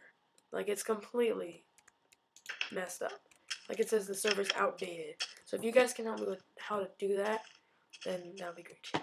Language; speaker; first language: English; native; English